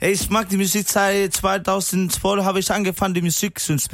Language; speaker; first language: German; non-native, learner; Spanish